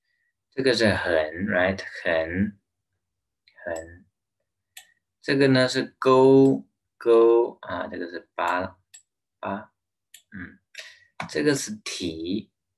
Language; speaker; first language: Chinese; native; Chinese